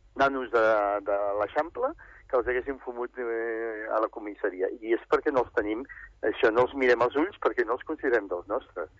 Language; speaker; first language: Catalan; native; Catalan